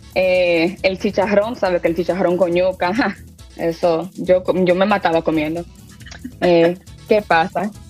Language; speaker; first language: Spanish; early bilingual, heritage; Spanish